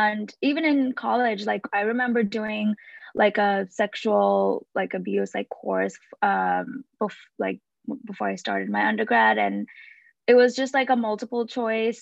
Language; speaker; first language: English; non-native, local second language; Sinhala